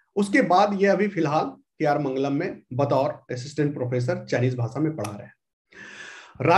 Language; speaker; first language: Hindi; native; Hindi